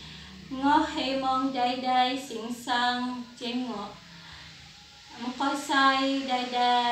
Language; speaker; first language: Cantonese; non-native, learner; Indonesian